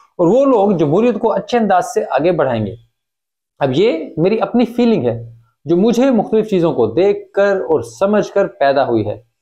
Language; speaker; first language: Urdu; native; Urdu